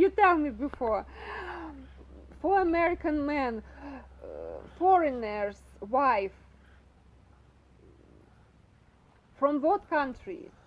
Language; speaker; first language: English; non-native, learner; Russian